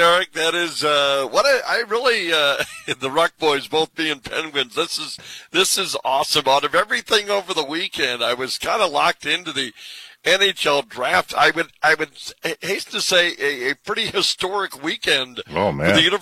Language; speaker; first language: English; native; English